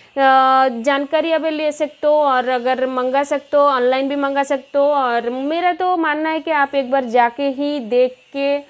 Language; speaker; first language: Hindi; non-native, local second language; Bangla